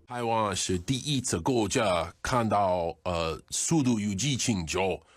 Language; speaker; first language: Chinese; non-native, learner; English